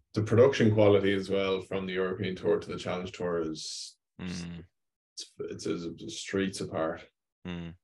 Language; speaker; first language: English; native; English